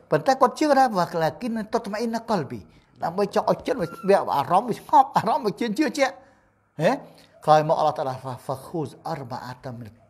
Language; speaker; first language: Khmer; non-native, local second language; Eastern Cham